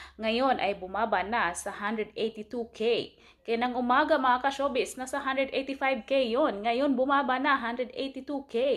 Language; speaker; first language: Filipino; non-native, local second language; Cebuano